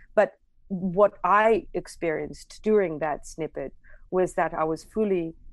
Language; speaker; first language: English; non-native, fluent; Armenian